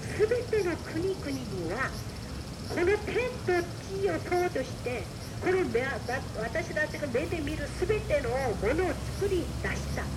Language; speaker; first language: Japanese; non-native, fluent; Korean